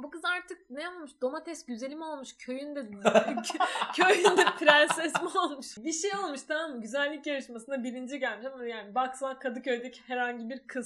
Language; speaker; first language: Turkish; native; Turkish